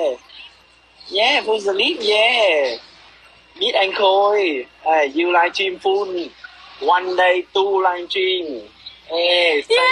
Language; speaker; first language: English; non-native, learner; Vietnamese